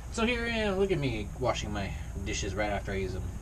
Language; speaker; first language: English; native; English